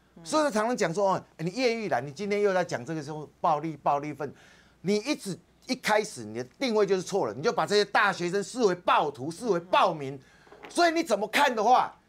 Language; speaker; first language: Chinese; native; Chinese